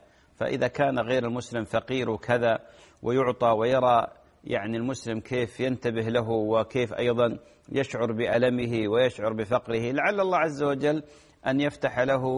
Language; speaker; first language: Arabic; native; Arabic